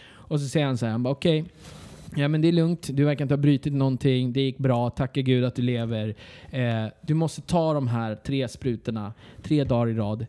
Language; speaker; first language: Swedish; early bilingual, other home language; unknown